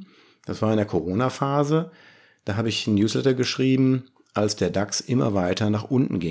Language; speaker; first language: German; native; German